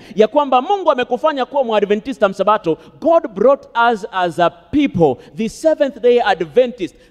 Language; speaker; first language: English; non-native, local second language; Swahili